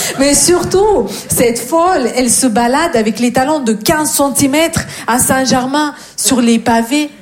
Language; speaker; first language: French; non-native, fluent; Russian